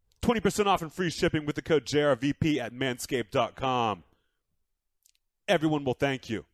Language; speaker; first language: English; native; English